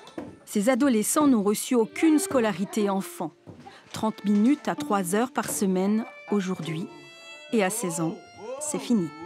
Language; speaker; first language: French; native; French